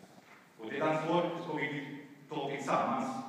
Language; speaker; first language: Swedish; non-native, fluent; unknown